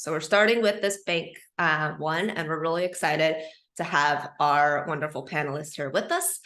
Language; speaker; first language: English; native; English